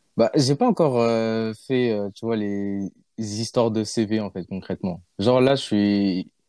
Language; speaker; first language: French; early bilingual, other home language; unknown